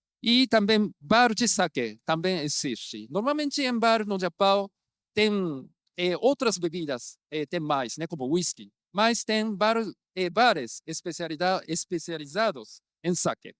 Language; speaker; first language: Portuguese; non-native, fluent; Japanese